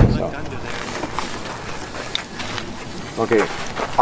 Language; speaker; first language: Spanish; non-native, fluent; English